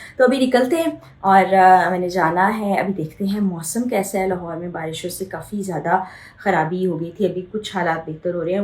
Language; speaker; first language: Urdu; native; Urdu